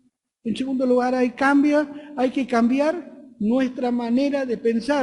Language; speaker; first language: Spanish; native; Spanish